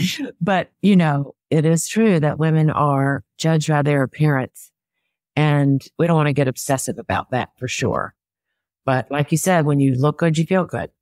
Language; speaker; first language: English; native; English